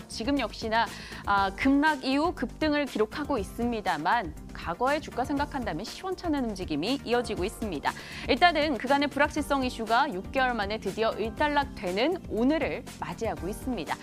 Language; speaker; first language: Korean; native; Korean